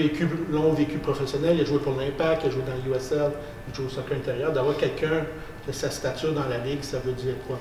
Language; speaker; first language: French; native; French